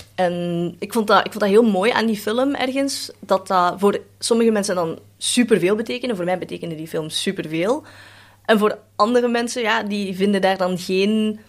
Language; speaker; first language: Dutch; early bilingual, other home language; Cantonese